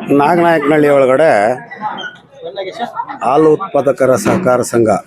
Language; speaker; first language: Kannada; native; Kannada